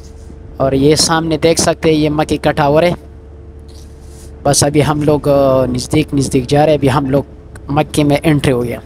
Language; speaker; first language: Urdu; non-native, local second language; Pashto